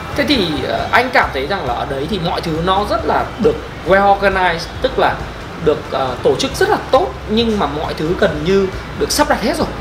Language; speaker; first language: Vietnamese; native; Vietnamese